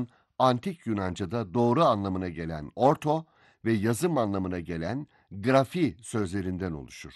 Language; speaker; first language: Turkish; native; Turkish